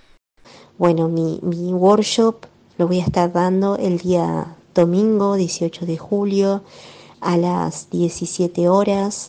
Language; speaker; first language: Spanish; native; Spanish